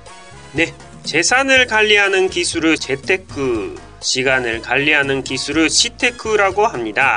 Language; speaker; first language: Korean; non-native, fluent; Japanese